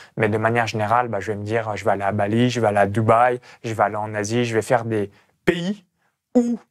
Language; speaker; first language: French; native; French